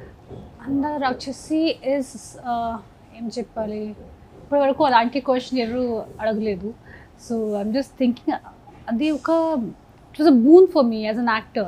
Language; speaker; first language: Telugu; non-native, local second language; Hindi